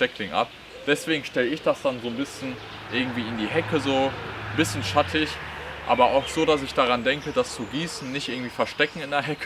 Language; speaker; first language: German; native; German